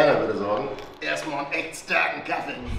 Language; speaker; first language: German; native; German